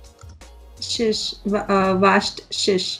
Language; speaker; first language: German; non-native, learner; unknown